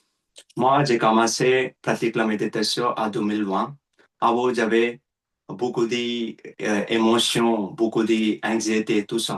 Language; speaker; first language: French; non-native, learner; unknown